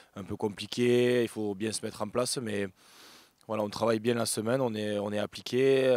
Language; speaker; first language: French; native; French